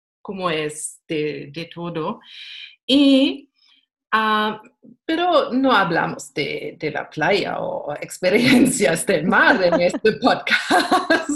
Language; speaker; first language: Spanish; non-native, learner; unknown